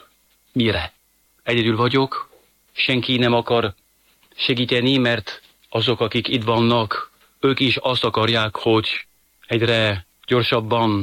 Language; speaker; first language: Hungarian; non-native, fluent; French